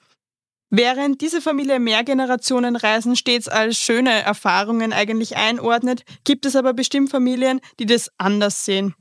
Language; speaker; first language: German; native; German